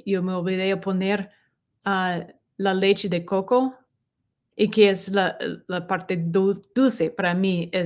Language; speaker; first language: Spanish; non-native, learner; English